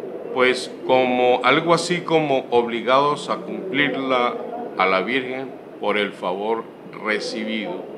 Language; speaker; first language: Spanish; native; Spanish